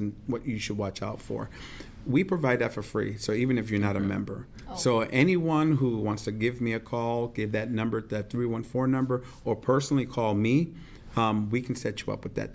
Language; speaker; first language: English; native; English